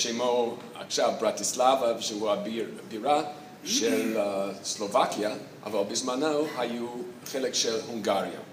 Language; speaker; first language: Hebrew; non-native, fluent; English